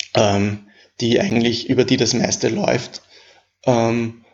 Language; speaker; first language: German; native; German